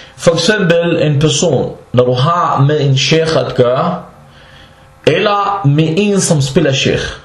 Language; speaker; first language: Danish; non-native, fluent; Arabic